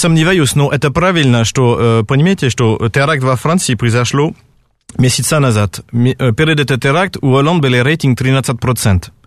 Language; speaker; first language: Russian; non-native, fluent; French